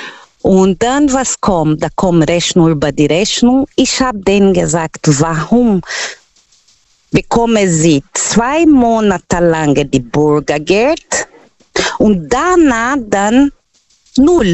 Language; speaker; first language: German; non-native, learner; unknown